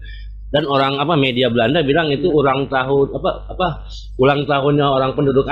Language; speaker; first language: Indonesian; native; Indonesian